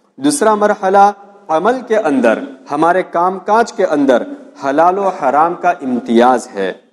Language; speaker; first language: Urdu; non-native, local second language; Gujarati